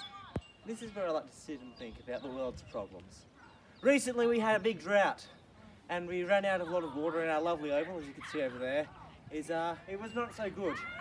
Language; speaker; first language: English; native; English